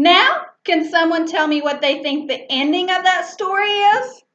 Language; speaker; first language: English; native; English